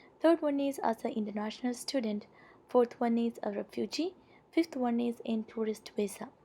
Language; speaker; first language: English; non-native, local second language; Malayalam